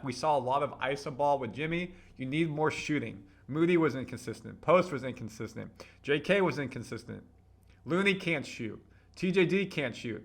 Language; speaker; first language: English; native; English